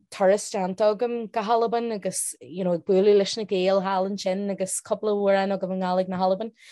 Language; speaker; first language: Irish; non-native, local second language; English